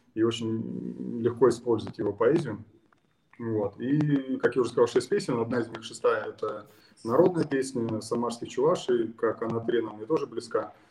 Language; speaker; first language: Russian; native; Russian